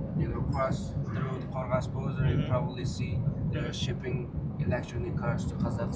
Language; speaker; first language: English; non-native, fluent; Chinese